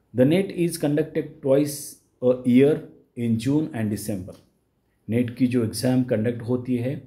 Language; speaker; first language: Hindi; non-native, local second language; Marathi